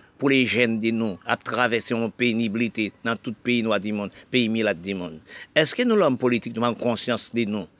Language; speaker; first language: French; non-native, local second language; Haitian Creole